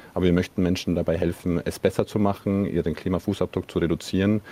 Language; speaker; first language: German; native; German